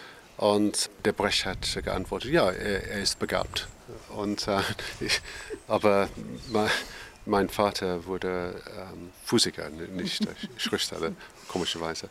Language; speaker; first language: German; non-native, fluent; English